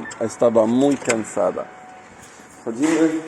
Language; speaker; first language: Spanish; non-native, fluent; Polish